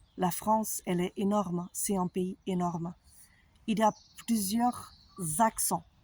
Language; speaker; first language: French; non-native, fluent; Portuguese